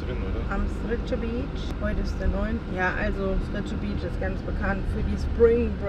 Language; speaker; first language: German; native; German